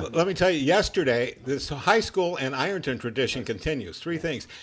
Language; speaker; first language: English; native; English